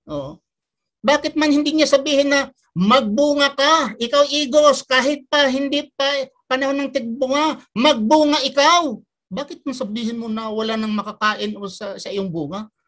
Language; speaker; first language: Filipino; native; Filipino